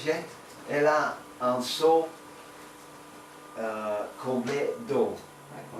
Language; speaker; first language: French; non-native, learner; English